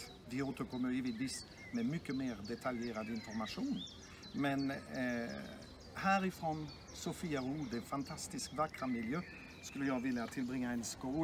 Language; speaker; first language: Swedish; non-native, fluent; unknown